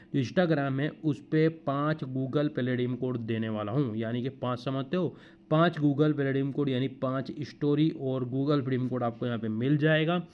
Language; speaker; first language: Hindi; native; Hindi